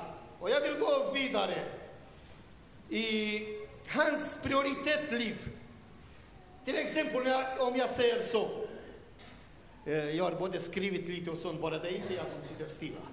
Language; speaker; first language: Swedish; non-native, learner; Romanian